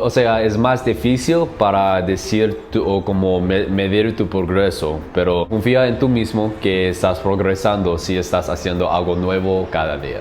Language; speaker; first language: Spanish; non-native, learner; English